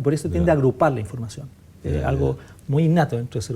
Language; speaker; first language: Spanish; native; Spanish